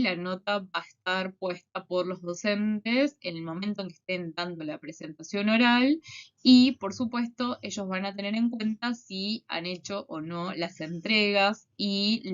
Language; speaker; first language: Spanish; native; Spanish